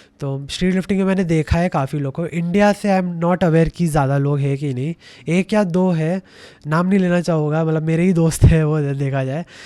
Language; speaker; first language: Hindi; native; Hindi